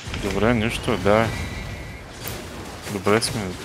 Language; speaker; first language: Bulgarian; native; Bulgarian